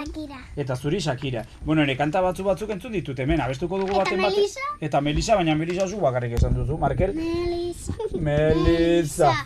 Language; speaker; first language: Basque; native; Basque